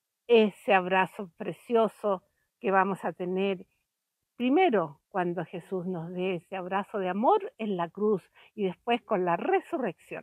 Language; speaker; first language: Spanish; native; Spanish